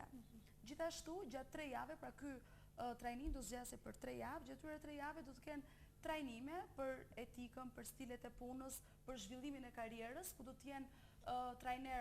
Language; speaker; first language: Albanian; native; Albanian